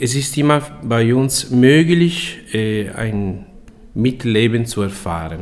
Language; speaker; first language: German; non-native, learner; Italian